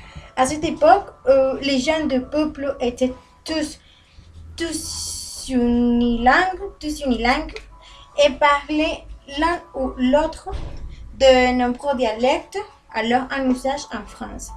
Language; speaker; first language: French; non-native, learner; Spanish